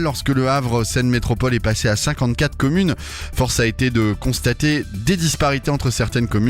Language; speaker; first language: French; native; French